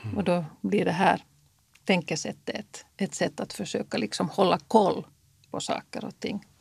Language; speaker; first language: Swedish; native; Swedish